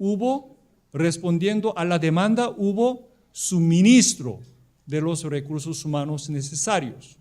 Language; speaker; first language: Spanish; non-native, fluent; Korean